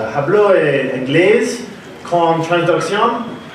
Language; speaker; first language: Spanish; non-native, learner; English